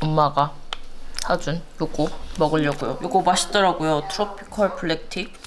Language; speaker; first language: Korean; native; Korean